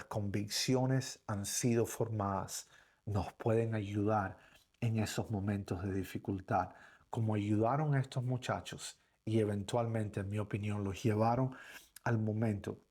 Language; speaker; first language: Spanish; native; Spanish